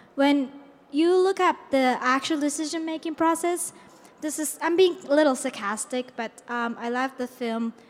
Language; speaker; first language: English; non-native, fluent; Japanese